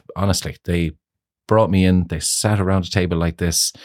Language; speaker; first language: English; native; English